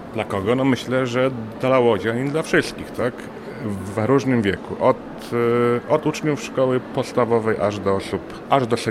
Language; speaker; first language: Polish; native; Polish